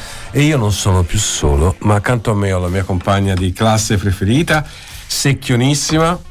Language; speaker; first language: Italian; native; Italian